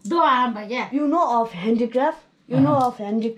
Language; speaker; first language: English; non-native, learner; Nepali